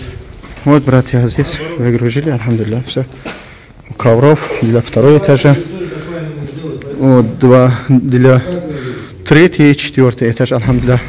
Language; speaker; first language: Russian; non-native, local second language; Tajik